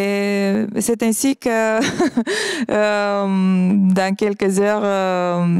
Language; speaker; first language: French; non-native, fluent; Romanian